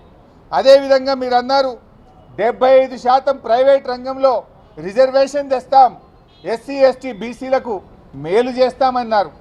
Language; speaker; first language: Telugu; native; Telugu